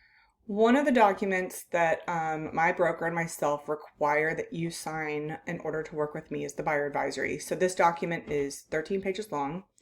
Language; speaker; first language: English; native; English